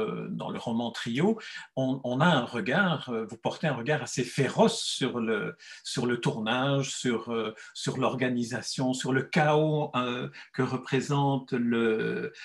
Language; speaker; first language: French; native; French